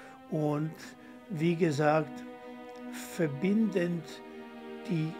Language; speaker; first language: German; non-native, fluent; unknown